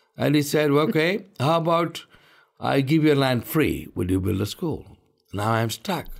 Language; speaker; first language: English; non-native, local second language; Malayalam